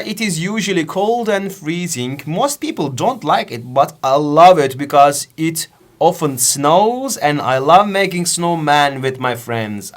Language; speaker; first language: English; non-native, fluent; Turkish